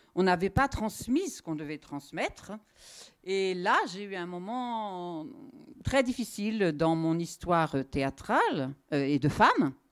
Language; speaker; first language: French; native; French